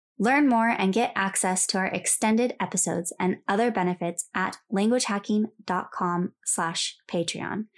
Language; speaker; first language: English; native; English